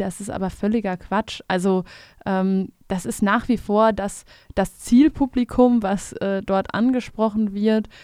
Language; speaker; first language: German; native; German